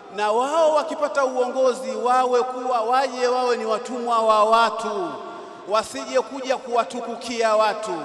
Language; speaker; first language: Swahili; native; Swahili